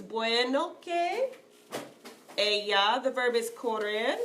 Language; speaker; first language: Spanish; non-native, fluent; English